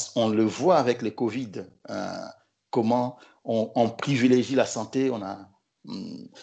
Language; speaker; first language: French; non-native, local second language; Lingala